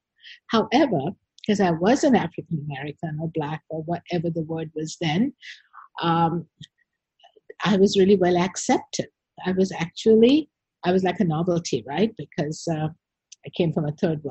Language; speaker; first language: English; non-native, local second language; Sinhala